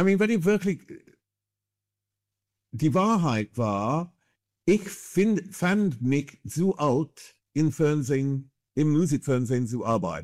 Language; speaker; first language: German; non-native, fluent; English